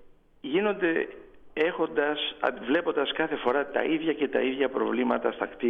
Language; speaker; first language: Greek; native; Greek